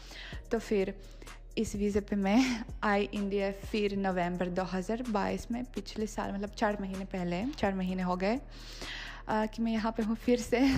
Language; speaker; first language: Hindi; non-native, fluent; Russian